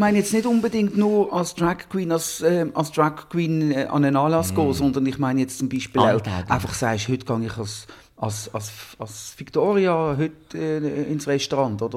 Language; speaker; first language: German; native; German